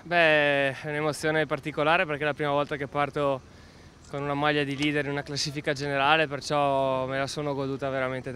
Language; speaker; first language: Italian; native; Italian